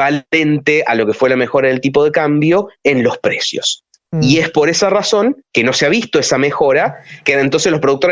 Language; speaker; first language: Spanish; native; Spanish